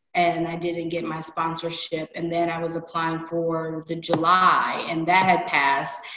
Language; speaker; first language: English; native; English